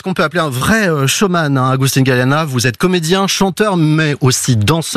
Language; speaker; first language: French; native; French